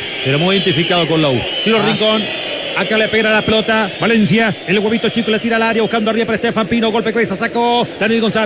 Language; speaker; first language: Spanish; native; Spanish